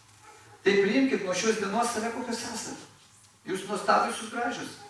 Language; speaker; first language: Lithuanian; native; Lithuanian